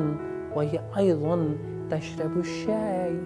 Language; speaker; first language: Arabic; non-native, fluent; Urdu